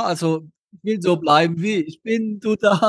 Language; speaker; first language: German; native; German